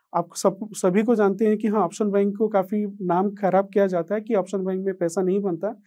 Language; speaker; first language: Hindi; non-native, local second language; Odia